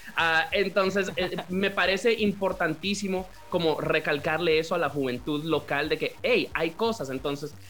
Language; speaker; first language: Spanish; native; Spanish